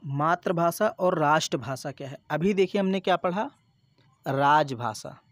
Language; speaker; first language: Hindi; native; Hindi